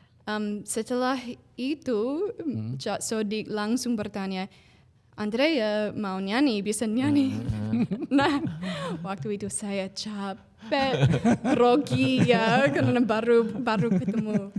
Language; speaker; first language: Indonesian; non-native, fluent; English